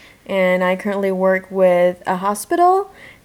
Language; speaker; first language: English; non-native, fluent; Chinese